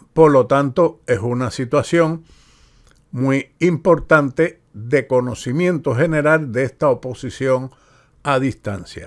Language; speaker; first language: Spanish; native; Spanish